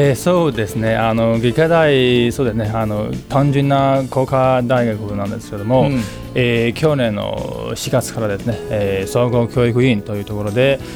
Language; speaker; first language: Japanese; non-native, fluent; Chinese